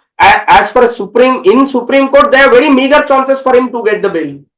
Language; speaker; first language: English; non-native, local second language; Telugu